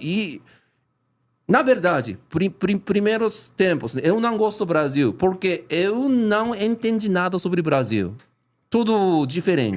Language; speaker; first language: Portuguese; non-native, learner; Japanese